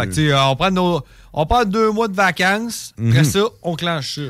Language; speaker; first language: French; native; French